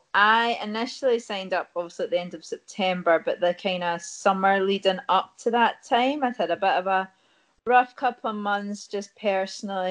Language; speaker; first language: English; native; English